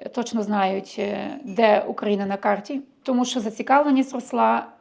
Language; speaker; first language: Ukrainian; early bilingual, heritage; Ukrainian